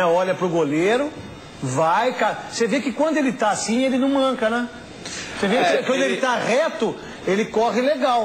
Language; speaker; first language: Portuguese; native; Portuguese